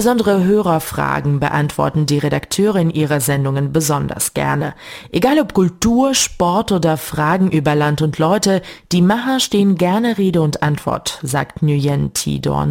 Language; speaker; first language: German; native; German